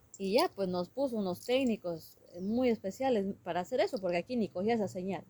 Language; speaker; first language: Spanish; non-native, local second language; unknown